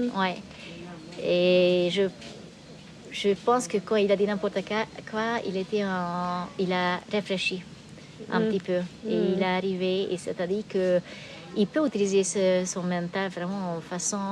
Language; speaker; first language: French; non-native, fluent; Hungarian